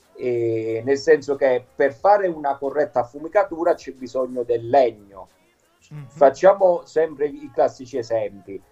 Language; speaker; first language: Italian; native; Italian